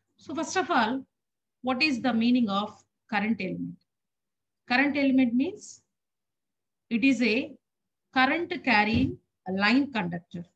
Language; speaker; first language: English; non-native, local second language; Telugu